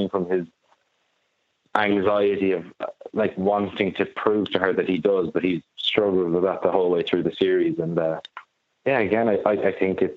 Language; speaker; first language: English; native; English